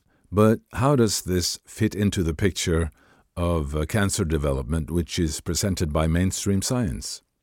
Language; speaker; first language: English; non-native, fluent; Norwegian